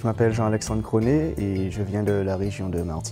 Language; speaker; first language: French; native; French